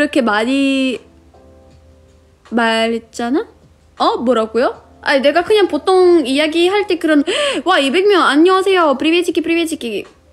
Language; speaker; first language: Korean; non-native, fluent; Russian